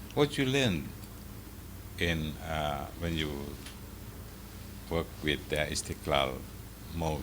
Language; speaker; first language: English; non-native, fluent; Indonesian